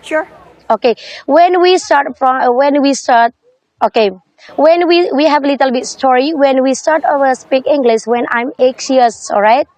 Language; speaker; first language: English; non-native, learner; Indonesian